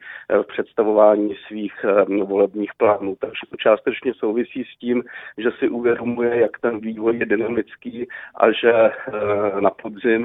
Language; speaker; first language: Czech; native; Czech